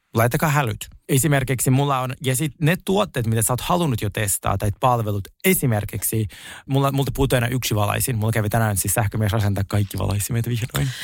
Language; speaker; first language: Finnish; non-native, fluent; Russian